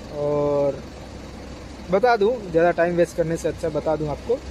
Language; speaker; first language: Hindi; non-native, local second language; Gujarati